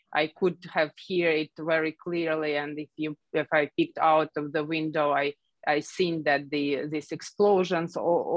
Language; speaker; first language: English; non-native, fluent; Ukrainian